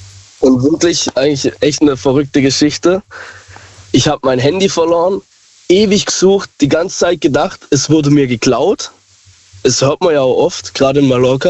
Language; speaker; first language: German; native; German